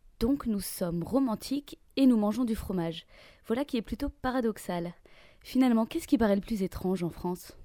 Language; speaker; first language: French; native; French